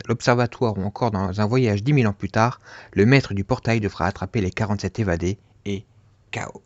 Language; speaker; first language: French; native; French